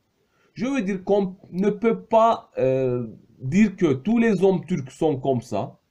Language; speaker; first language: French; non-native, fluent; Turkish